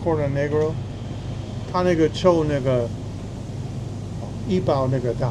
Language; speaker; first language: Chinese; non-native, fluent; English